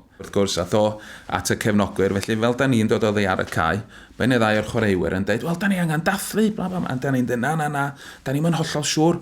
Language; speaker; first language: Welsh; native; Welsh